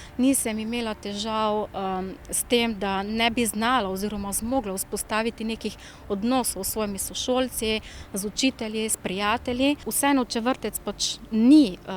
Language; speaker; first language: Slovenian; non-native, local second language; Romany